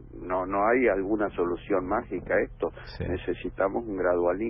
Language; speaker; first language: Spanish; native; Spanish